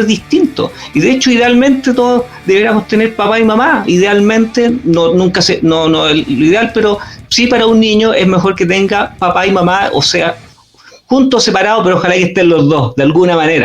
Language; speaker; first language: Spanish; native; Spanish